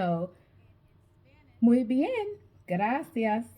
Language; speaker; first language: Spanish; non-native, learner; English